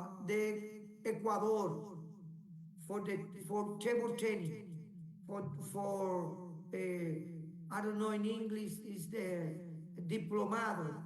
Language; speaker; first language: English; non-native, learner; Spanish